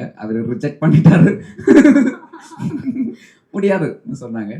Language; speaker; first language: Tamil; non-native, learner; Malayalam